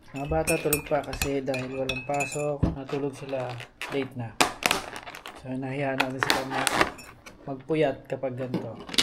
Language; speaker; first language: Filipino; non-native, local second language; Hiligaynon